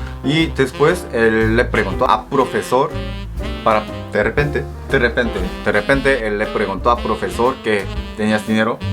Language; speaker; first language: Spanish; non-native, fluent; Korean